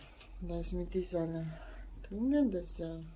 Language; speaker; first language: German; non-native, learner; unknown